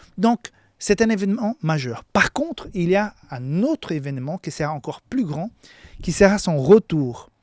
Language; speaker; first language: French; non-native, fluent; Portuguese